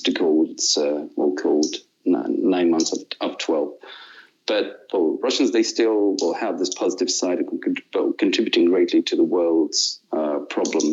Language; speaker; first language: English; non-native, fluent; Russian